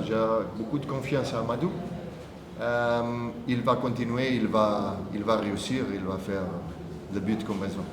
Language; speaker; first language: French; non-native, fluent; Portuguese